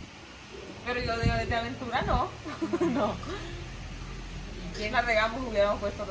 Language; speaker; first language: Spanish; native; Spanish